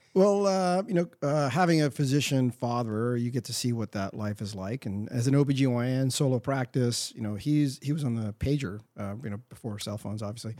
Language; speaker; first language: English; early bilingual, other home language; Spanish